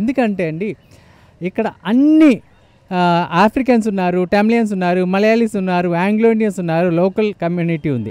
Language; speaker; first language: Telugu; non-native, local second language; Malayalam